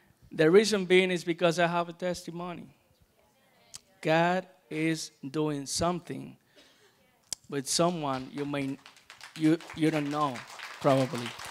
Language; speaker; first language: English; non-native, fluent; Spanish